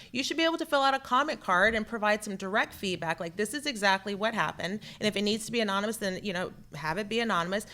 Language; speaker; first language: English; native; English